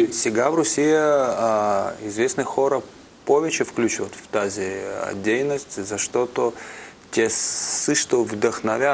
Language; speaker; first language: Bulgarian; non-native, learner; Russian